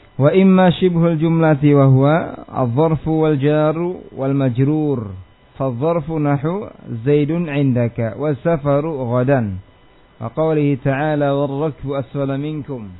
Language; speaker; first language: Arabic; non-native, fluent; Indonesian